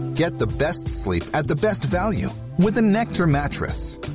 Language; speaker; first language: English; native; English